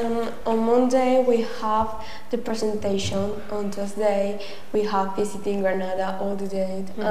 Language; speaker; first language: English; non-native, learner; Spanish